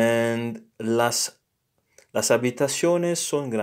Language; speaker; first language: Spanish; non-native, learner; English